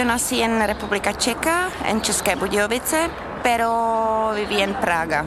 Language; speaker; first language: Spanish; non-native, learner; Czech